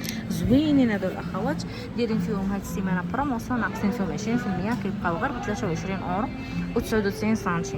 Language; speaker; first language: Arabic; native; Arabic